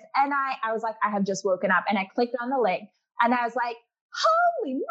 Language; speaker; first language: English; non-native, local second language; Urdu